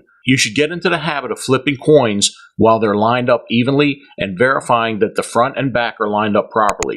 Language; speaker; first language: English; native; English